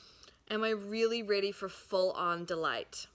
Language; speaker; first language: English; native; English